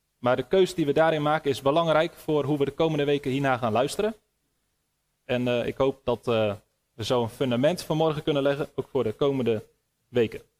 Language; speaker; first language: Dutch; native; Dutch